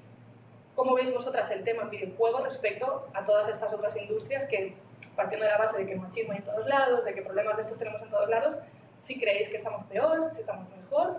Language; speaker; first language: Spanish; native; Spanish